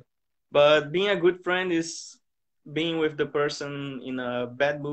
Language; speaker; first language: English; non-native, fluent; Portuguese